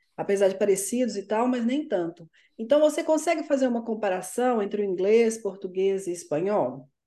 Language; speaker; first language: Portuguese; native; Portuguese